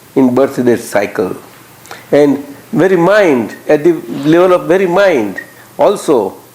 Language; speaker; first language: English; non-native, local second language; Gujarati